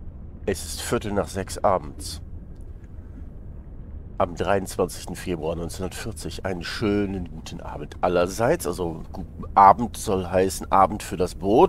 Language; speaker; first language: German; native; German